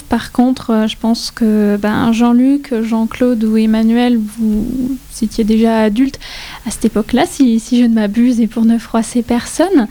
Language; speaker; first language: French; native; French